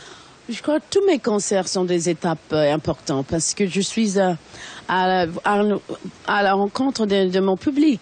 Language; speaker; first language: French; non-native, fluent; English